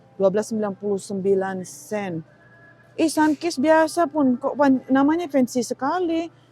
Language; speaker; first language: Indonesian; native; Indonesian